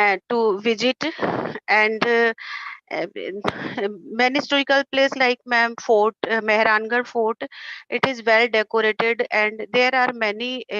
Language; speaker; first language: English; non-native, learner; Hindi